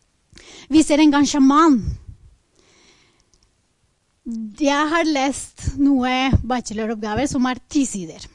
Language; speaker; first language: Norwegian; non-native, fluent; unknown